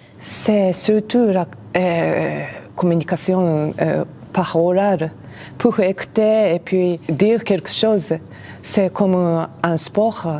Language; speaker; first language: French; non-native, learner; Japanese